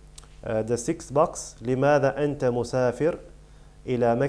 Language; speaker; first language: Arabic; non-native, fluent; English